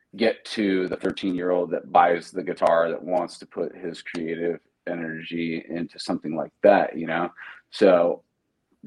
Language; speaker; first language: English; native; English